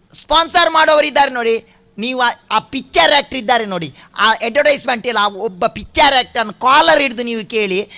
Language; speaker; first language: Kannada; non-native, local second language; Tulu